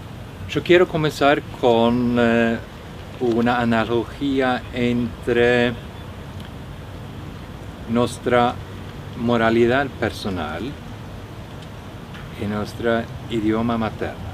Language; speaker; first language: Spanish; non-native, fluent; Norwegian